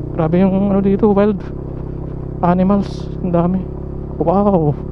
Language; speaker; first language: Filipino; non-native, local second language; Hiligaynon